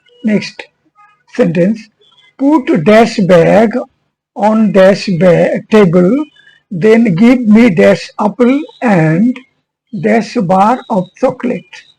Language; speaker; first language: English; non-native, local second language; Bangla